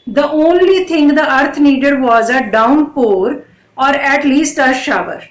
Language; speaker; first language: English; non-native, local second language; Punjabi